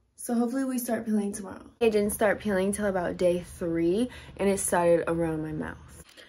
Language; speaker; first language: English; native; English